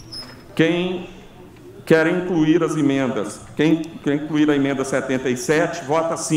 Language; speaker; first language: Portuguese; native; Portuguese